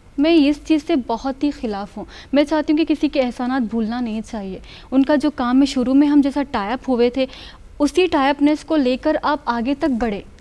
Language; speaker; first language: Hindi; native; Hindi